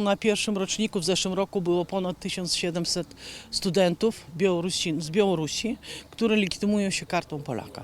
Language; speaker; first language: Polish; non-native, fluent; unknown